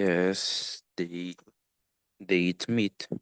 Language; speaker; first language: English; non-native, learner; Portuguese